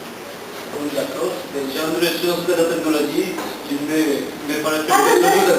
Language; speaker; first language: French; non-native, learner; Spanish